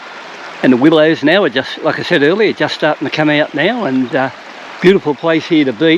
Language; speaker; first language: English; native; English